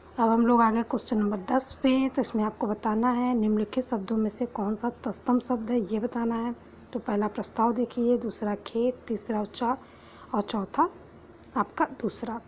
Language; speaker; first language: Hindi; native; Hindi